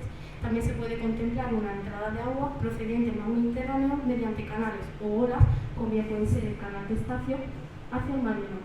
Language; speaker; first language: Spanish; early bilingual, other home language; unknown